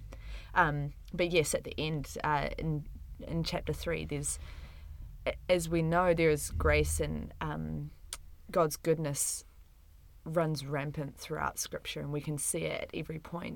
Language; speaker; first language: English; native; English